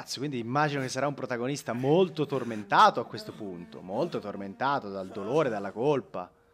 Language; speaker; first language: Italian; native; Italian